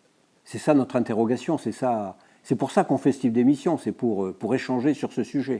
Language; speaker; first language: French; native; French